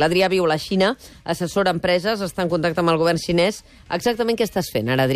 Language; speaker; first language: Catalan; native; Catalan